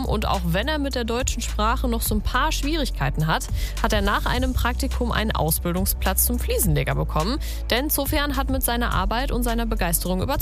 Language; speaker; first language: German; native; German